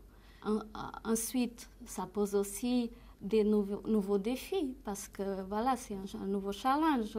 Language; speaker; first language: French; non-native, fluent; Portuguese